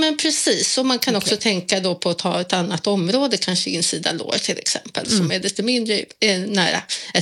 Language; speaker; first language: Swedish; native; Swedish